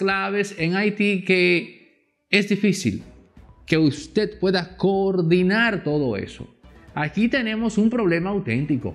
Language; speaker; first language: Spanish; native; Spanish